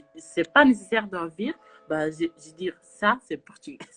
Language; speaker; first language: French; non-native, learner; Portuguese